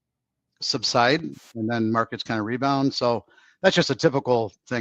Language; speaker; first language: English; native; English